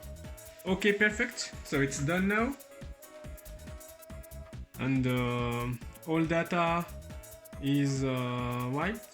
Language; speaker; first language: English; non-native, fluent; French